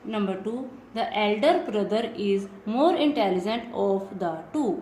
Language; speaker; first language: English; non-native, local second language; Punjabi